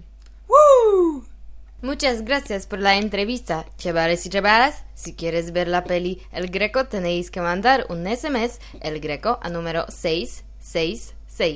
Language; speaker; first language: Spanish; non-native, learner; Polish